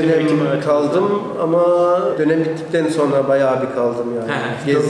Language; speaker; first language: Turkish; early bilingual, heritage; Turkish